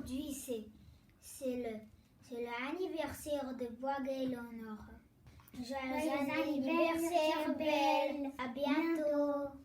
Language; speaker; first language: French; non-native, learner; Bulgarian